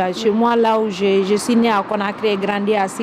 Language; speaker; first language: French; non-native, local second language; Mandingo